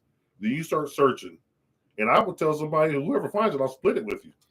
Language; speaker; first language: English; native; English